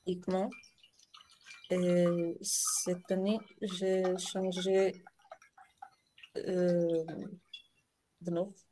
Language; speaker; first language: French; non-native, learner; Portuguese